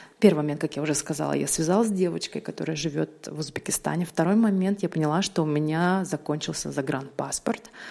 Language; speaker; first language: Russian; native; Russian